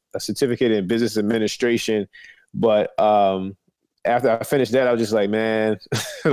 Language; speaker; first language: English; native; English